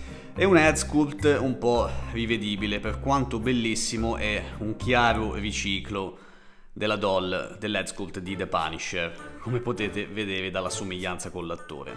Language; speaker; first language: Italian; native; Italian